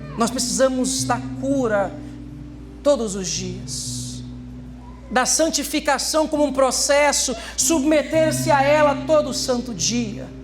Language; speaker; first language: Portuguese; native; Portuguese